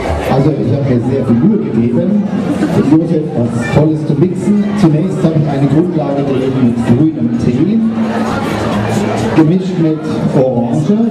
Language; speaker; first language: German; native; German